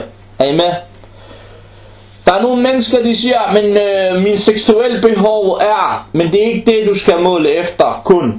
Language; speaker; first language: Danish; non-native, fluent; Arabic